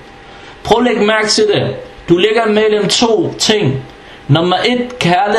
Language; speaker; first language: Danish; non-native, fluent; Arabic